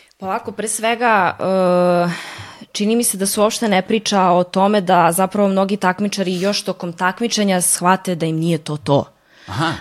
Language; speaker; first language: Serbian; early bilingual, heritage; Serbian